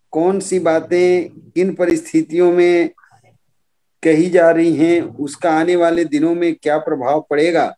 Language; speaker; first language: Hindi; native; Hindi